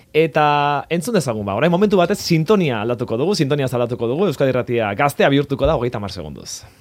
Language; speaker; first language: Basque; native; Basque